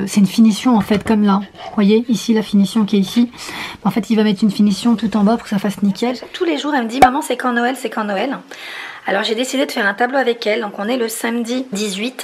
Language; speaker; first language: French; native; French